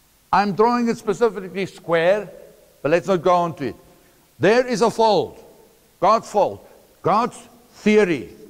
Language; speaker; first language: English; non-native, local second language; Afrikaans